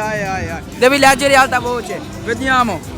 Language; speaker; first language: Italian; non-native, learner; Urdu